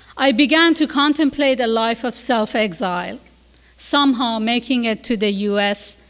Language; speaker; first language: English; non-native, fluent; Persian